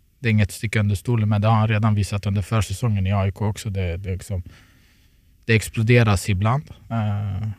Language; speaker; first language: Swedish; early bilingual, other home language; Turoyo